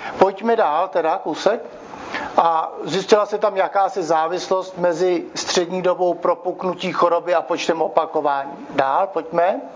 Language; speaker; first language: Czech; native; Czech